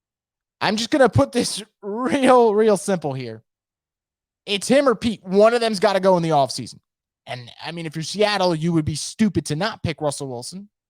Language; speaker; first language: English; native; English